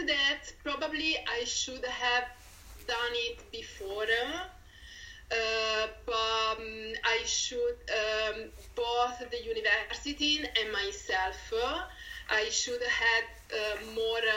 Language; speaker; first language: English; non-native, fluent; Italian